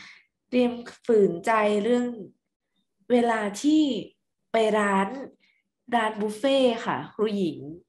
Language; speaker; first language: Thai; native; Thai